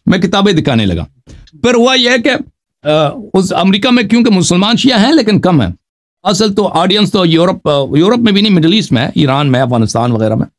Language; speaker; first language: Urdu; non-native, fluent; Persian